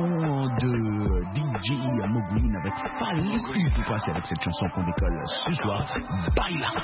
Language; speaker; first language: French; non-native, local second language; Lingala